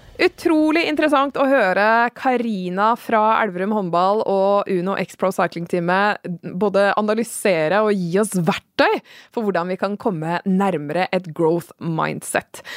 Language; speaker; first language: Norwegian; native; Norwegian